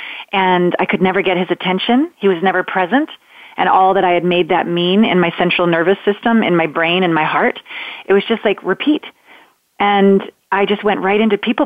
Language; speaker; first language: English; native; English